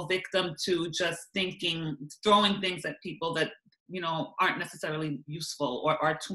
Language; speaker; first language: English; native; English